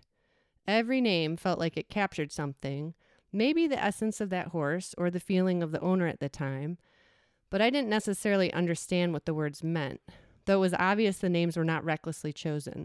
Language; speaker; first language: English; native; English